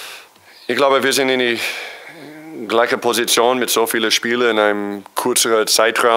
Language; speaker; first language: German; non-native, fluent; English